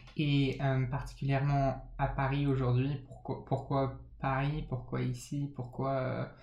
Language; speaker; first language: French; early bilingual, other home language; English